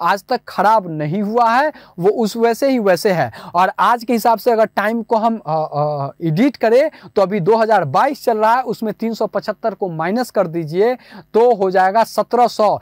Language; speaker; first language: Hindi; native; Hindi